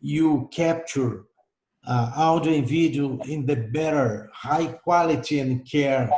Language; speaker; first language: English; non-native, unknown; Portuguese